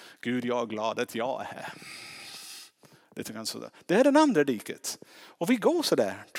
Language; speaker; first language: Swedish; non-native, fluent; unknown